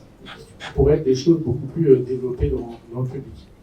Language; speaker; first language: French; native; French